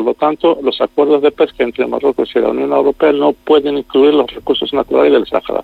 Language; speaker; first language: Spanish; non-native, local second language; Arabic